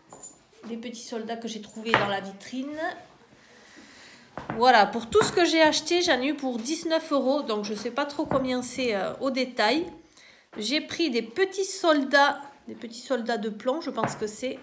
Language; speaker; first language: French; native; French